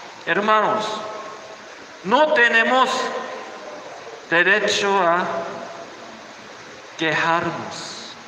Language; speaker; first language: Spanish; non-native, learner; Korean